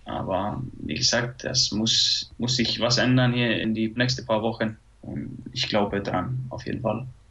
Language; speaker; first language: German; non-native, fluent; Icelandic